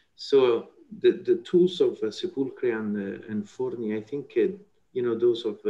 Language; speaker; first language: English; non-native, fluent; Italian